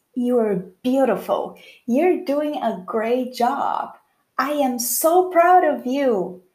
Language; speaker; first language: English; non-native, fluent; Portuguese